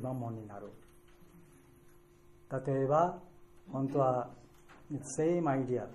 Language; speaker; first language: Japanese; non-native, fluent; Bangla